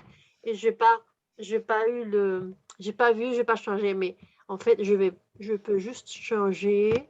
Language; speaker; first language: French; non-native, fluent; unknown